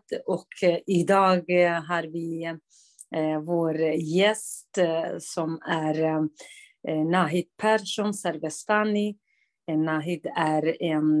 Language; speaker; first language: Swedish; non-native, fluent; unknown